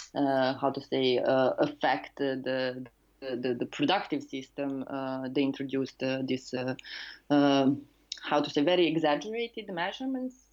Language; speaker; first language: English; non-native, fluent; Serbian